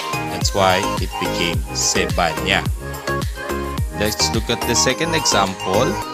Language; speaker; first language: English; non-native, local second language; Filipino